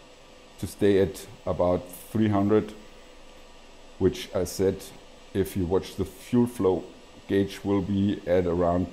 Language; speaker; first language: English; non-native, fluent; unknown